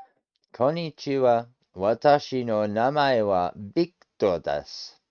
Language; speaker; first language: Japanese; non-native, learner; English